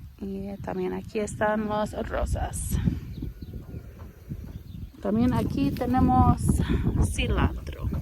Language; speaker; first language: Spanish; non-native, learner; English